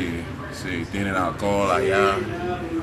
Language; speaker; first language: Spanish; non-native, learner; English